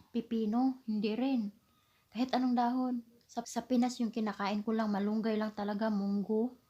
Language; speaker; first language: Filipino; non-native, local second language; Cebuano